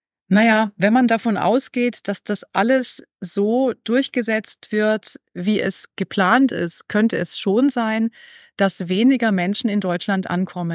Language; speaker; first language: German; native; German